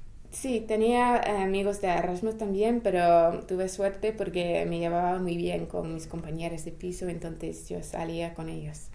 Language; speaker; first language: Spanish; non-native, fluent; English